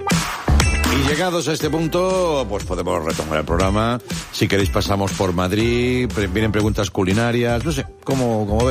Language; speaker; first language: Spanish; native; Spanish